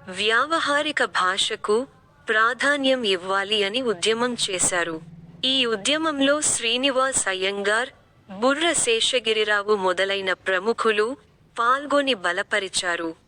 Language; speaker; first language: Telugu; native; Telugu